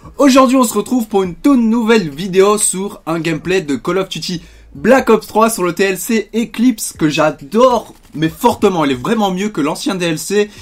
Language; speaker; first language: French; native; French